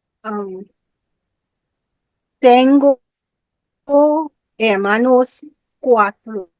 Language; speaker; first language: Spanish; non-native, learner; English